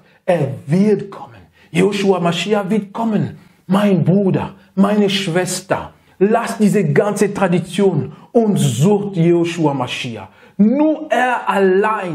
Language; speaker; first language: German; non-native, learner; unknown